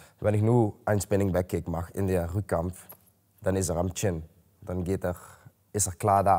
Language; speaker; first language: German; non-native, learner; Dutch